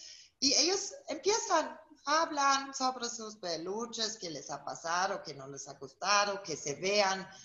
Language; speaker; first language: Spanish; non-native, fluent; German